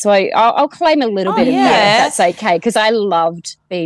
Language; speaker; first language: English; native; English